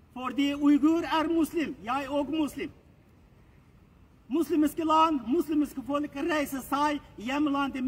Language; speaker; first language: Norwegian; non-native, learner; Uyghur